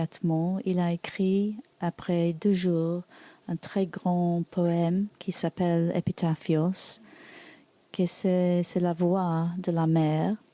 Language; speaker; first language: French; non-native, learner; English